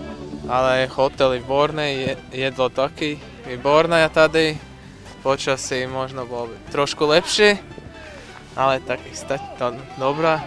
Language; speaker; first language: Slovak; non-native, learner; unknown